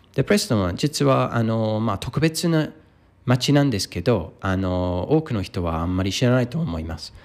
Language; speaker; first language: Japanese; non-native, fluent; English